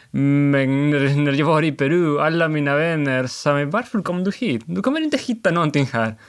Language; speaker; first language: Swedish; non-native, fluent; Spanish